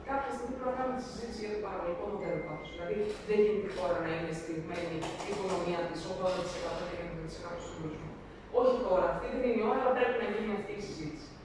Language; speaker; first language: Greek; native; Greek